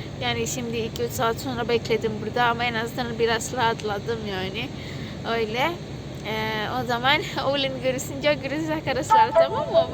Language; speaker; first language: Turkish; non-native, learner; Indonesian